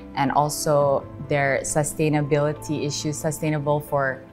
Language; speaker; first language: English; early bilingual, other home language; Indonesian